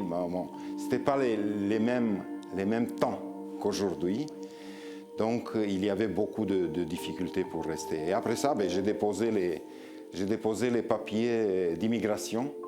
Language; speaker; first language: French; non-native, fluent; Romanian